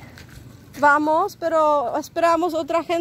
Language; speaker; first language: Spanish; non-native, learner; Czech